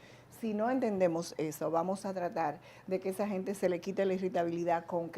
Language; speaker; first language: Spanish; native; Spanish